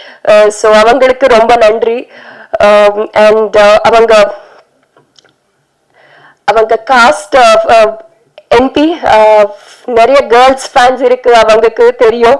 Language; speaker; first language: Tamil; non-native, learner; Telugu